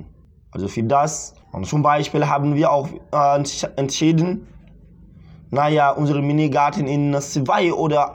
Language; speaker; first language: German; non-native, fluent; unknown